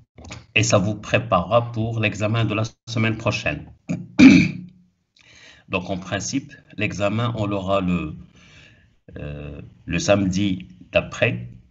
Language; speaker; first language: French; non-native, local second language; Arabic